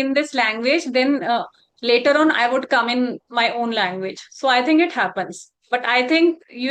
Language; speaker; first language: English; non-native, local second language; Hindi